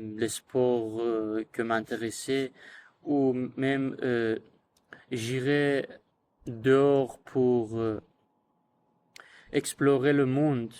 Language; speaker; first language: French; non-native, learner; Persian